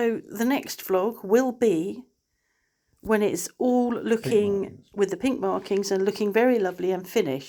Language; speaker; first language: English; native; English